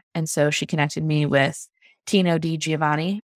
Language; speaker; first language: English; native; English